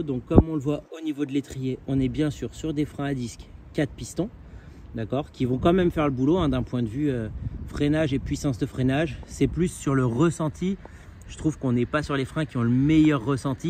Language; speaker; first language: French; native; French